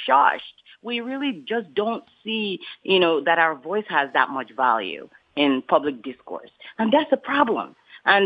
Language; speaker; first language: English; non-native, local second language; Yoruba